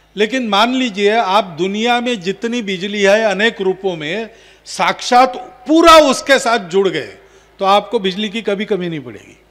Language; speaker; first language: Hindi; non-native, local second language; Marathi